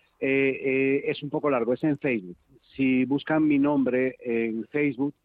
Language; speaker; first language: Spanish; native; Spanish